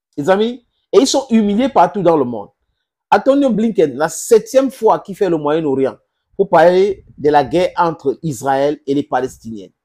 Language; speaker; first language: French; non-native, local second language; English